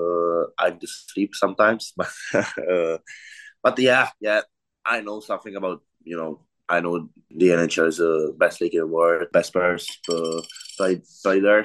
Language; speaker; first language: English; non-native, learner; Czech